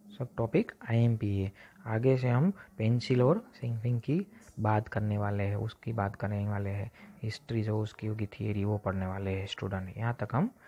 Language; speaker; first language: Hindi; non-native, local second language; Gujarati